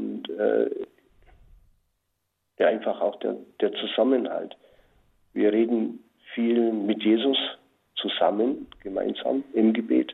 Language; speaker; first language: German; native; German